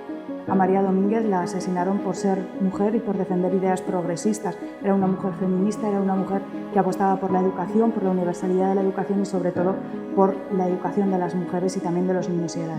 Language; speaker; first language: Spanish; native; Spanish